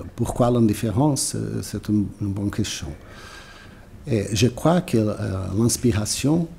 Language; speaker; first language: French; non-native, fluent; Portuguese